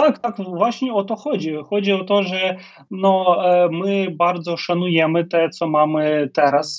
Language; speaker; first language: Polish; non-native, fluent; Ukrainian